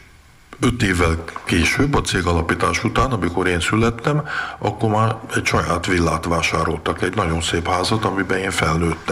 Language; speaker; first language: Hungarian; early bilingual, heritage; Hungarian